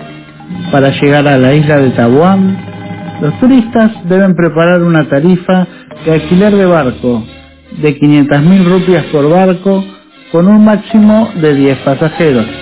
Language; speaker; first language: Spanish; non-native, fluent; Indonesian